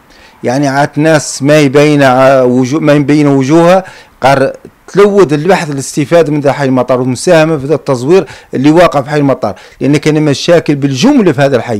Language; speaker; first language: Arabic; native; Arabic